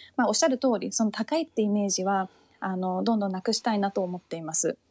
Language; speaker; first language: Japanese; early bilingual, heritage; Japanese